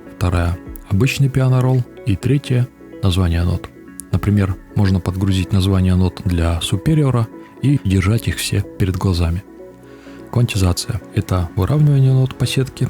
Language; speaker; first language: Russian; native; Russian